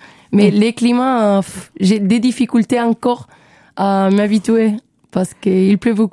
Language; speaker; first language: French; non-native, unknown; Spanish